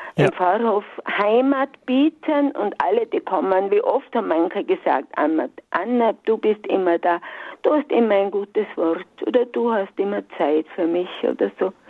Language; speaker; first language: German; native; German